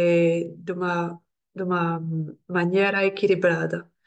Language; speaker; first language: Portuguese; non-native, learner; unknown